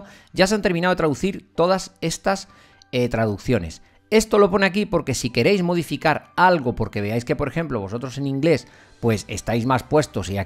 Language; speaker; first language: Spanish; native; Spanish